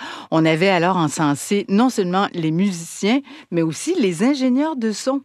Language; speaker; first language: French; native; French